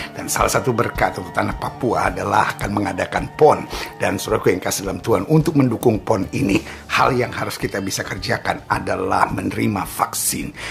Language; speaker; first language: Indonesian; native; Indonesian